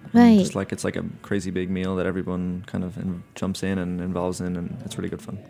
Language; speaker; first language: English; native; English